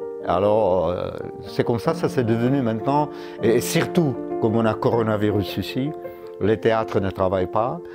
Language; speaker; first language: French; non-native, fluent; Czech